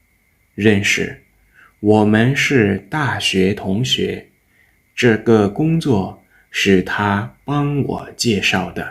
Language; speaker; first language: Chinese; non-native, fluent; Lao